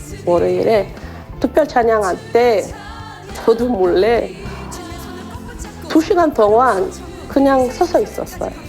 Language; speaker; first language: Korean; non-native, learner; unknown